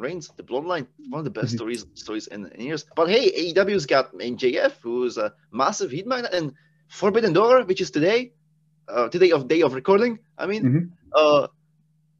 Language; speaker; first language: English; non-native, fluent; Czech